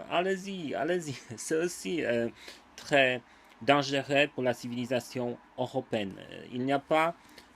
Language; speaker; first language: French; non-native, learner; Polish